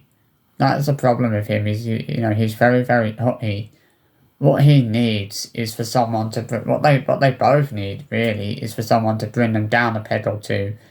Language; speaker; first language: English; native; English